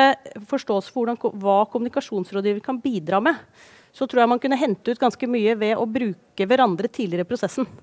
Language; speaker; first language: Norwegian; native; Norwegian